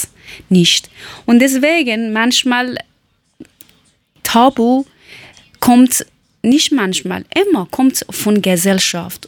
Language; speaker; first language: German; non-native, learner; Persian